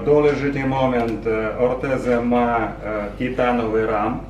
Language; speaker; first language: Polish; non-native, learner; Russian